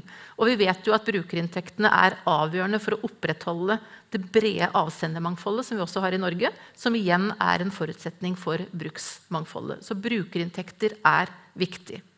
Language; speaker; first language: Norwegian; native; Norwegian